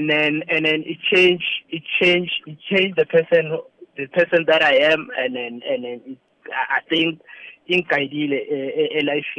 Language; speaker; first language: English; non-native, local second language; Zulu